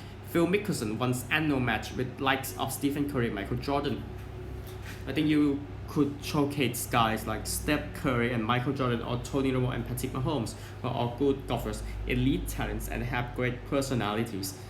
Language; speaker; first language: English; non-native, fluent; Thai